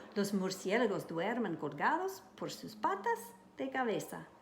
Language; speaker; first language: Spanish; non-native, learner; English